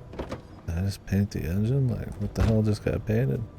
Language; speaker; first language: English; native; English